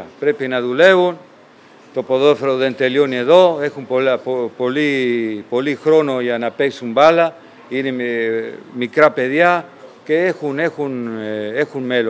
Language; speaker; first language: Greek; non-native, fluent; Spanish